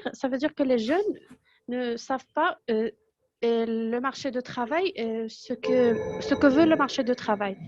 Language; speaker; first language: French; non-native, local second language; Arabic